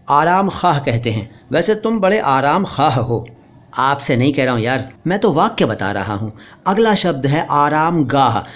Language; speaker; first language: Hindi; native; Hindi